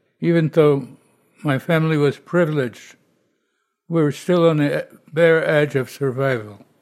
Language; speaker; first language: English; non-native, fluent; Polish